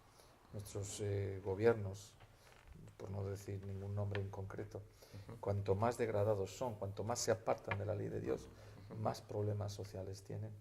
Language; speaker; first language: Spanish; native; Spanish